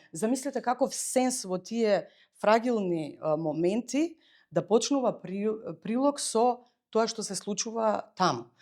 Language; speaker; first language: Macedonian; native; Macedonian